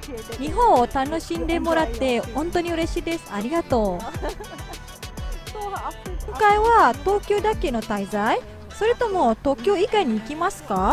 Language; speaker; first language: Japanese; non-native, fluent; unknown